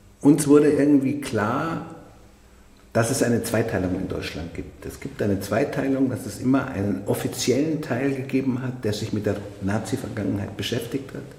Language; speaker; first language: German; native; German